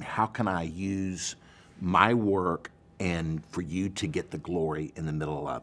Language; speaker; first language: English; native; English